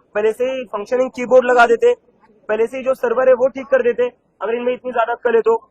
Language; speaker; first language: Hindi; non-native, local second language; Marathi